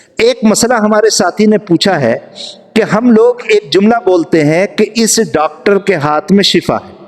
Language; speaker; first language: Urdu; native; Urdu